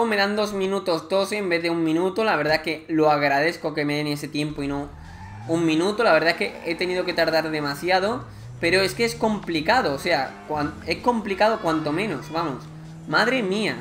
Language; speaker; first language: Spanish; native; Spanish